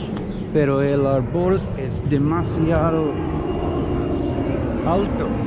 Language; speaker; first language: Spanish; non-native, learner; English